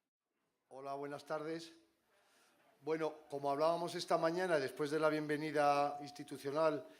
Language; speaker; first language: Spanish; native; Spanish